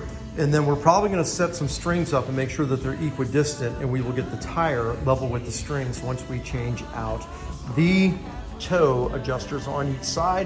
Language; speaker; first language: English; native; English